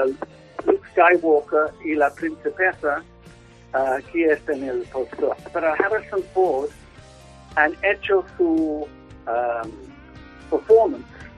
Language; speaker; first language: Spanish; non-native, learner; English